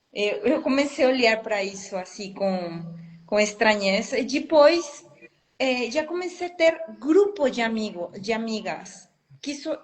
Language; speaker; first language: Portuguese; non-native, fluent; Spanish